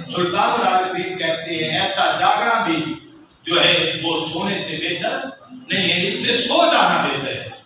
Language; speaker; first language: Urdu; non-native, local second language; Punjabi